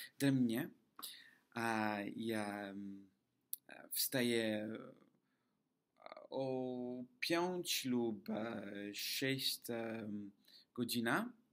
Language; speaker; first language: Polish; non-native, learner; English